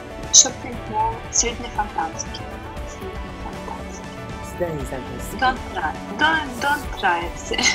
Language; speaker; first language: English; non-native, learner; Russian